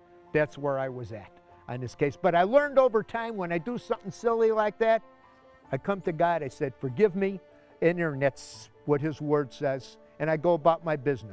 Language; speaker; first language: English; native; English